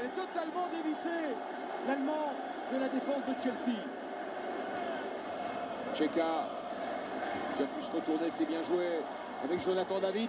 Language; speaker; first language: French; native; French